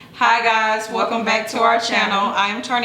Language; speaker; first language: English; native; English